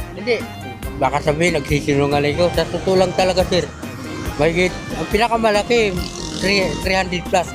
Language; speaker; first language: Filipino; non-native, local second language; Cebuano